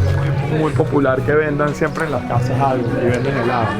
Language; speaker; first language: Spanish; native; Spanish